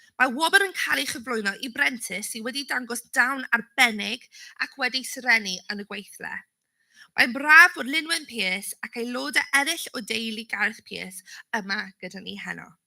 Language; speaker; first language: Welsh; native; Welsh